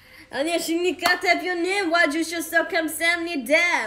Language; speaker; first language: Korean; non-native, fluent; English